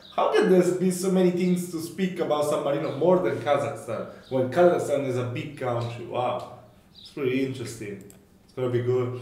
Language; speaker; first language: English; non-native, fluent; Italian